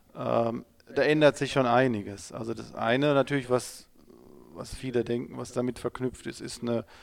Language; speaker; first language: German; native; German